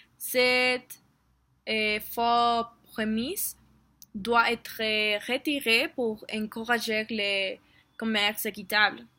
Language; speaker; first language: French; non-native, learner; Spanish